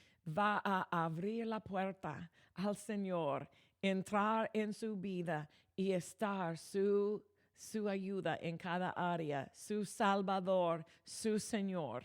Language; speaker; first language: Spanish; non-native, fluent; English